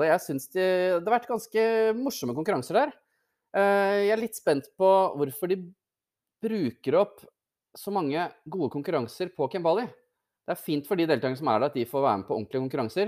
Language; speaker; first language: Norwegian; native; Norwegian